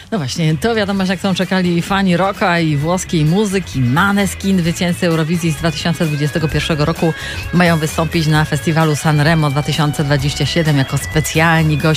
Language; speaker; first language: Polish; native; Polish